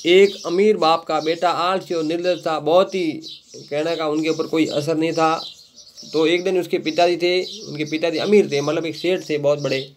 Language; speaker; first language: Hindi; native; Hindi